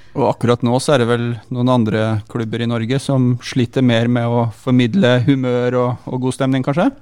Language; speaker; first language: Norwegian; native; Norwegian